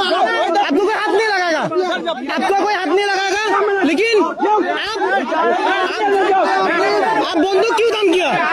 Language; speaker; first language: Hindi; non-native, learner; Bangla